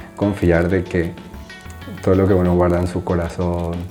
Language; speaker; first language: Spanish; native; Spanish